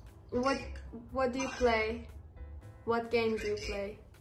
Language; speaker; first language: English; non-native, fluent; Persian